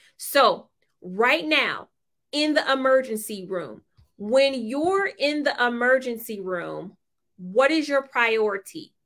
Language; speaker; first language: English; native; English